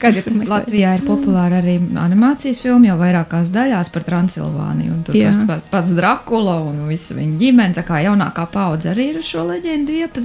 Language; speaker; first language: Latvian; native; Latvian